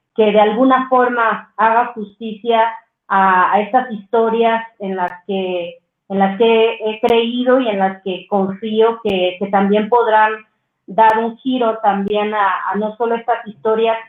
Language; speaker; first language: Spanish; native; Spanish